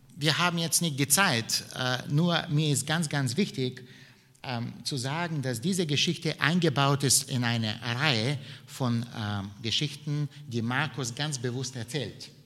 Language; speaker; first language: German; non-native, fluent; Bulgarian